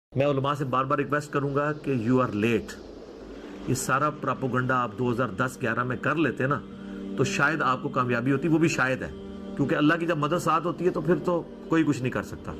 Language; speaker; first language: Urdu; non-native, local second language; Punjabi